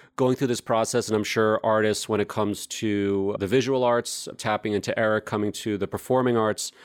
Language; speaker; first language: English; native; English